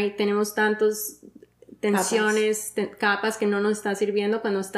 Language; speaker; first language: Spanish; early bilingual, heritage; Spanish